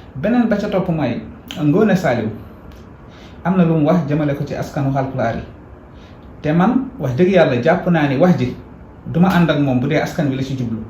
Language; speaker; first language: Wolof; non-native, local second language; Fula